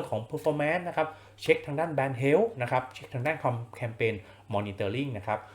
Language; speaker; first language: Thai; native; Thai